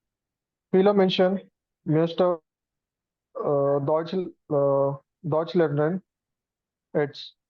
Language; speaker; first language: German; non-native, learner; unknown